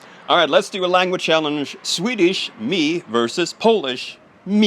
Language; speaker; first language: English; non-native, fluent; Swedish